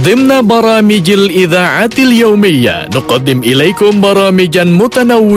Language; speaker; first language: Arabic; non-native, fluent; Indonesian